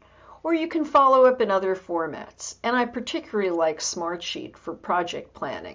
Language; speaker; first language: English; native; English